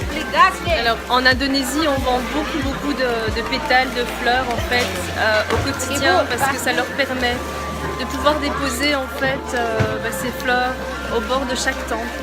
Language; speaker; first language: French; native; French